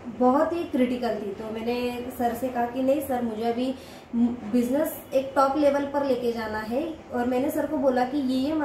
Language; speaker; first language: Hindi; non-native, local second language; Marathi